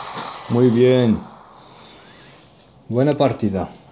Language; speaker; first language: Spanish; non-native, learner; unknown